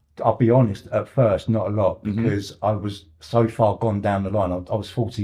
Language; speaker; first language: English; native; English